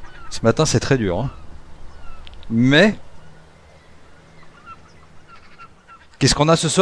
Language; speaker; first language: French; native; French